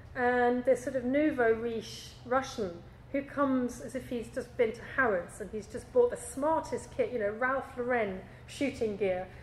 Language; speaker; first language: English; native; English